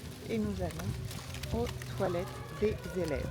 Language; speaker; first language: French; native; French